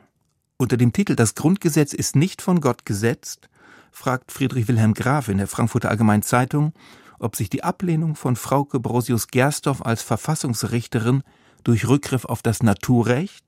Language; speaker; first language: German; native; German